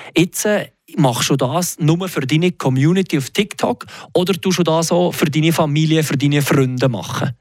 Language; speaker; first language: German; native; German